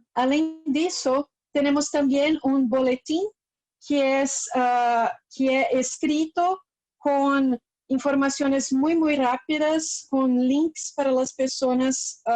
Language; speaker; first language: Spanish; non-native, fluent; Portuguese